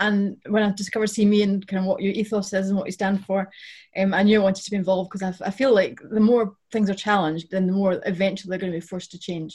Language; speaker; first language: English; native; English